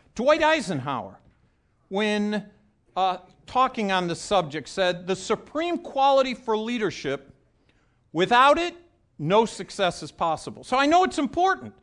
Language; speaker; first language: English; native; English